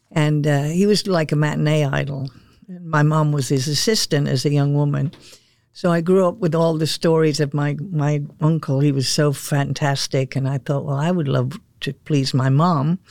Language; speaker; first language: English; native; English